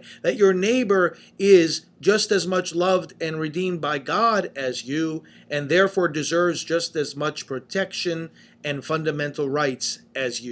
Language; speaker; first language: English; native; English